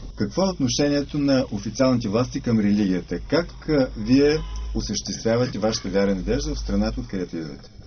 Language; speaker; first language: Bulgarian; native; Bulgarian